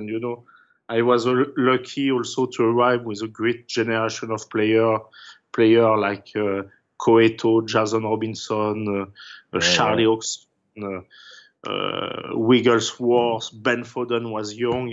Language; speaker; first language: English; non-native, fluent; French